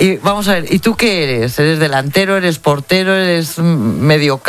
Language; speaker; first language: Spanish; native; Spanish